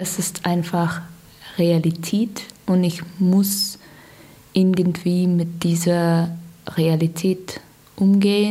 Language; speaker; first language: German; non-native, learner; Russian